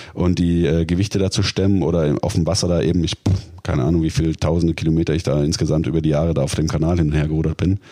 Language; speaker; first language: German; native; German